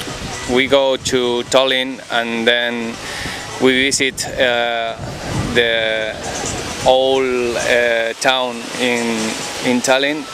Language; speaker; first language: English; non-native, learner; Spanish